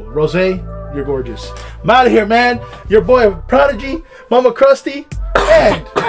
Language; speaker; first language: English; early bilingual, other home language; Spanish